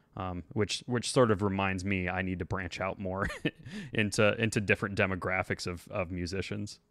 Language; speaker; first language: English; native; English